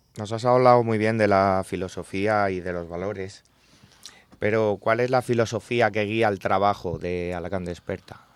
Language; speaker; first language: Spanish; native; Spanish